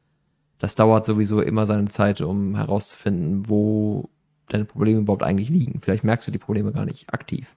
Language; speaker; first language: German; native; German